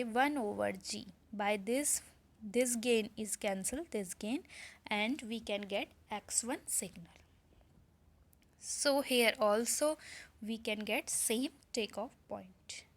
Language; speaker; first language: English; non-native, local second language; Hindi